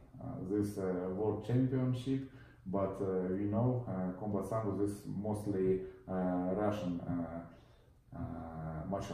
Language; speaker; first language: English; non-native, learner; Russian